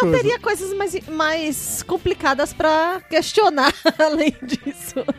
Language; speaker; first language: Portuguese; native; Portuguese